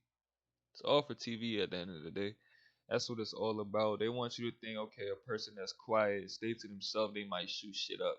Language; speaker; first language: English; native; English